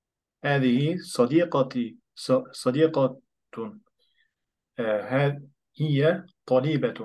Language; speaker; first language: Arabic; non-native, learner; German